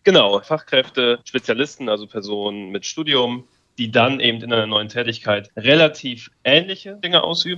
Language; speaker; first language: German; native; German